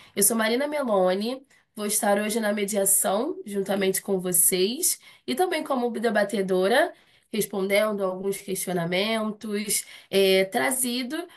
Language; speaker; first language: Portuguese; native; Portuguese